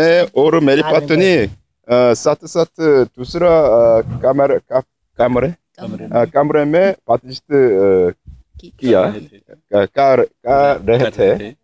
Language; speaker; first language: Hindi; non-native, learner; Korean